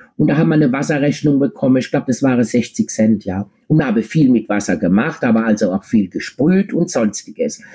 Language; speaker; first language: German; native; German